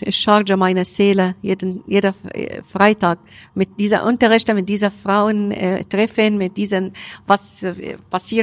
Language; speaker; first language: German; non-native, learner; Arabic